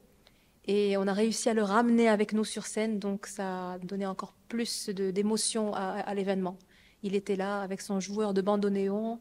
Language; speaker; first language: French; non-native, local second language; Arabic